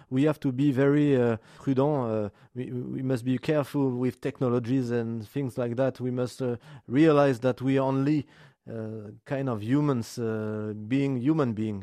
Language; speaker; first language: English; non-native, learner; French